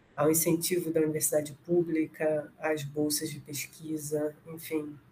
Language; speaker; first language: Portuguese; native; Portuguese